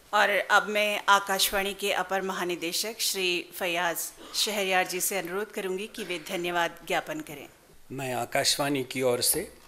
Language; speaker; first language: Hindi; native; Hindi